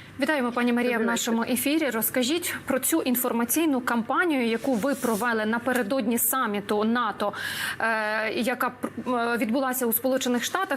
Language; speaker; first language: Ukrainian; native; Ukrainian